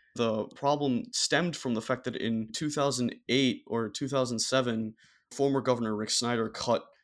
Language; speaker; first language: English; non-native, fluent; German